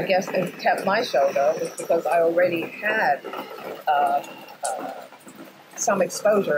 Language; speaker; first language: English; non-native, local second language; Cantonese